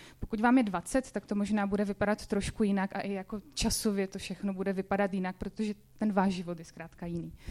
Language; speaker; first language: Czech; native; Czech